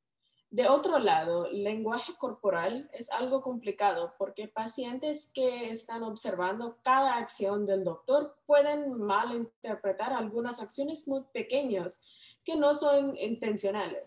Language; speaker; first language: Spanish; non-native, learner; English